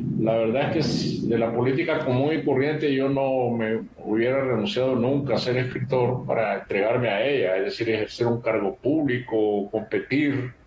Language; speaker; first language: Spanish; native; Spanish